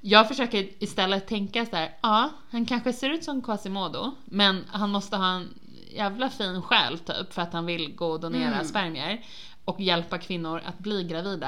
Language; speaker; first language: Swedish; native; Swedish